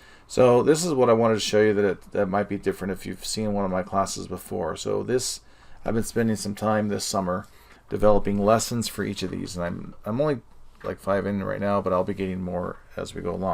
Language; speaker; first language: English; native; English